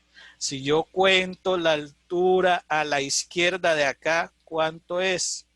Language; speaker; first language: Spanish; native; Spanish